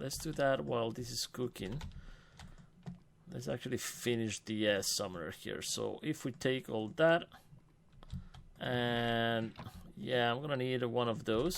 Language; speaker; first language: English; non-native, fluent; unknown